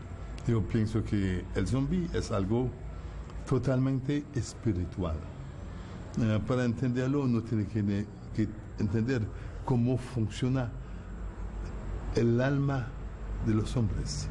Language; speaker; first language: Spanish; non-native, fluent; Haitian Creole